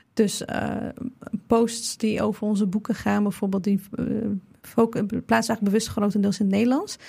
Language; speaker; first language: Dutch; early bilingual, other home language; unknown